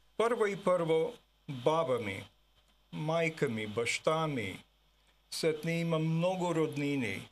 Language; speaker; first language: Bulgarian; early bilingual, heritage; Bulgarian